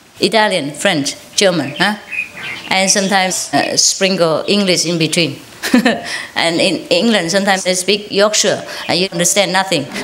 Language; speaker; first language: English; non-native, fluent; Vietnamese